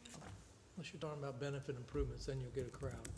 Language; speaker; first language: English; native; English